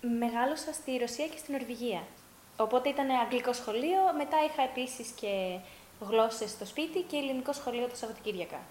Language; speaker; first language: Greek; early bilingual, heritage; Greek